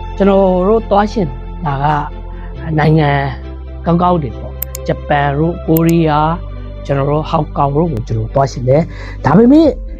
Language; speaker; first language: Burmese; native; Burmese